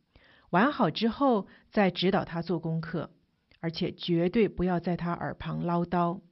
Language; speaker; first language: Chinese; native; Chinese